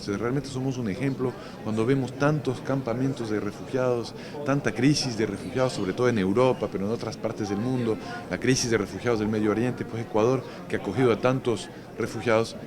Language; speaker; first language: Spanish; native; Spanish